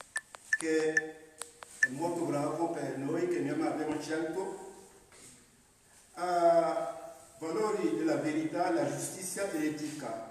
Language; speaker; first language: Italian; non-native, fluent; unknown